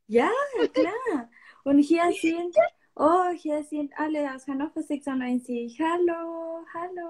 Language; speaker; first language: German; non-native, learner; Spanish